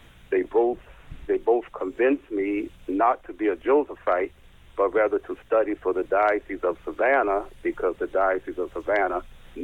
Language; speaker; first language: English; native; English